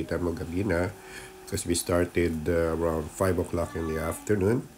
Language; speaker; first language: Filipino; native; Filipino